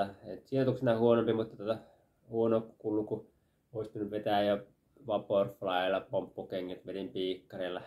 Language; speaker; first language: Finnish; native; Finnish